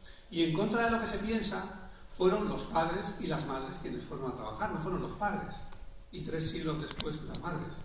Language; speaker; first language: Spanish; native; Spanish